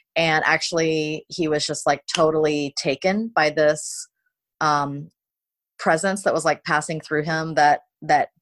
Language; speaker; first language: English; native; English